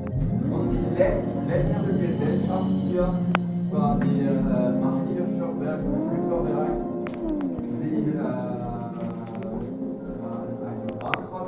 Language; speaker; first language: German; non-native, local second language; French